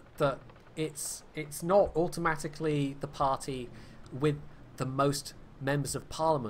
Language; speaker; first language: English; native; English